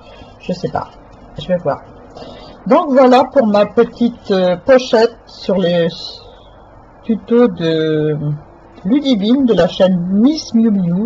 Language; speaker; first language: French; native; French